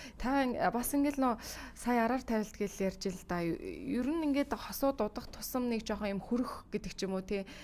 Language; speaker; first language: Mongolian; native; Mongolian